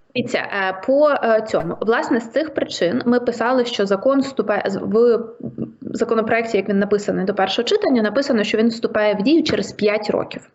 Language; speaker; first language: Ukrainian; native; Ukrainian